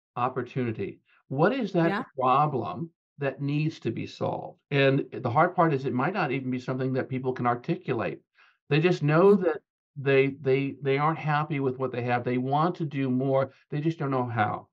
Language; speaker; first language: English; native; English